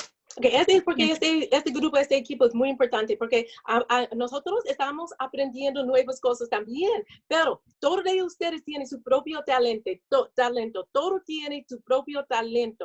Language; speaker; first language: Spanish; non-native, learner; English